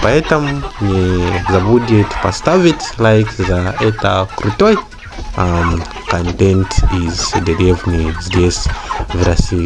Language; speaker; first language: Russian; non-native, learner; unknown